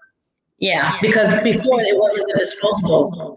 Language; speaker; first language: English; native; English